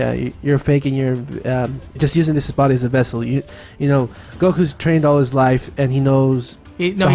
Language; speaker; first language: English; native; English